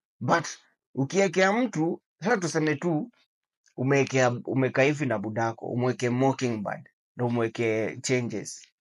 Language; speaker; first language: Swahili; native; Swahili